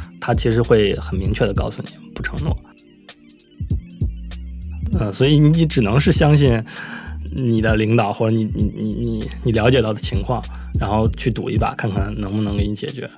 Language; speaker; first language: Chinese; native; Chinese